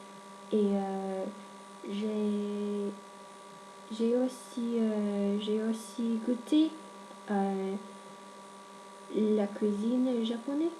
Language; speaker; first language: French; non-native, learner; English